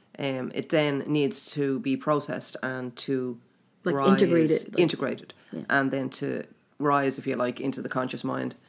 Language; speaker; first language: English; native; English